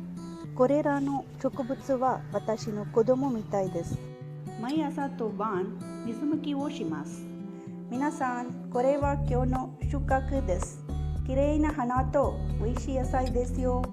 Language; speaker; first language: Japanese; non-native, learner; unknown